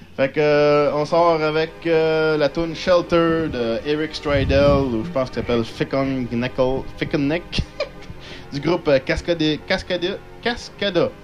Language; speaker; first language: French; native; French